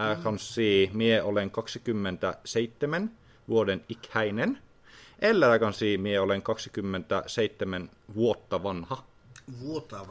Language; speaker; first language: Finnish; non-native, learner; Norwegian